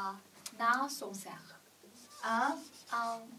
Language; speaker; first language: French; non-native, learner; Chinese